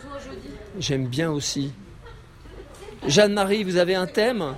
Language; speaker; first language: French; native; French